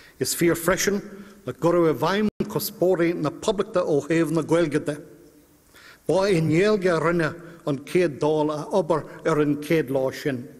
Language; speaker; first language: Irish; non-native, local second language; English